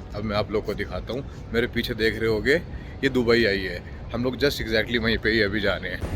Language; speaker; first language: Hindi; native; Hindi